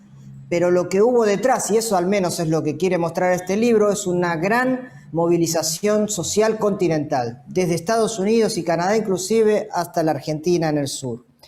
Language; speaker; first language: Spanish; native; Spanish